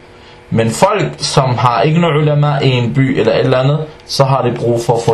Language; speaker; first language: Danish; non-native, fluent; Arabic